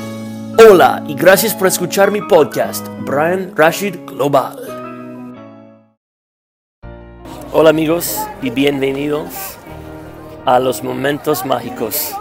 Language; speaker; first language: Spanish; non-native, fluent; English